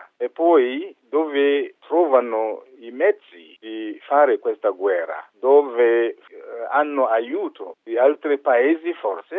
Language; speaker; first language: Italian; non-native, fluent; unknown